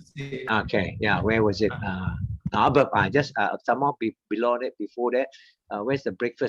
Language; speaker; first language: English; non-native, fluent; Indonesian